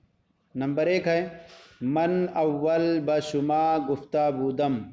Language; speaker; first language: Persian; non-native, fluent; Urdu